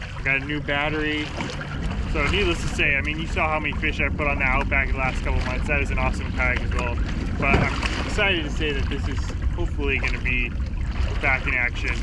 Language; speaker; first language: English; native; English